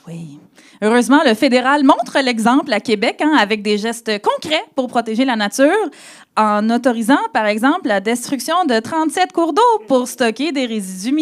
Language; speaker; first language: French; native; French